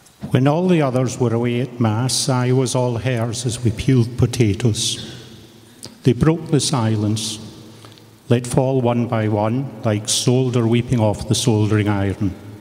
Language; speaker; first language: English; native; English